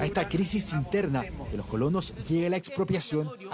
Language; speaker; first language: Spanish; native; Spanish